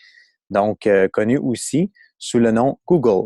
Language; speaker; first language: French; native; French